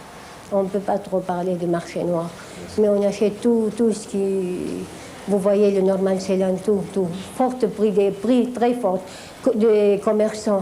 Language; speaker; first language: French; non-native, fluent; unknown